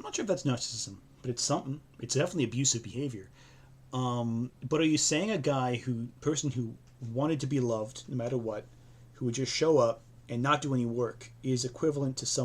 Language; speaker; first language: English; native; English